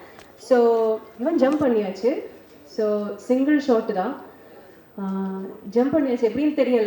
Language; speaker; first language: Tamil; non-native, learner; Malayalam